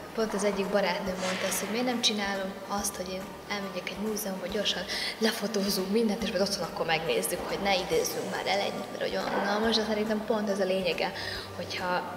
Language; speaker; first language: Hungarian; early bilingual, other home language; Vietnamese